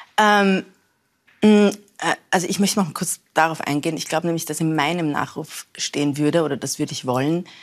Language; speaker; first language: German; early bilingual, other home language; Persian